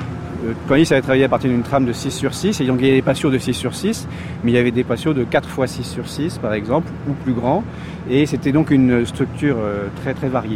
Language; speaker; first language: French; native; French